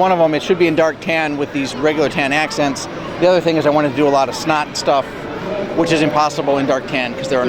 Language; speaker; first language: English; native; English